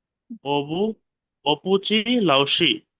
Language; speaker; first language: Chinese; non-native, learner; Bangla